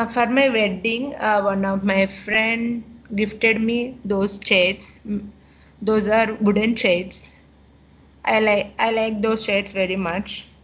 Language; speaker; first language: English; non-native, local second language; Telugu